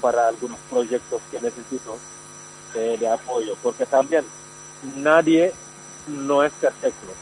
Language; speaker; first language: Spanish; non-native, fluent; Wolof